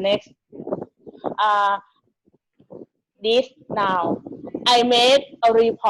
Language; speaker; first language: English; non-native, learner; Thai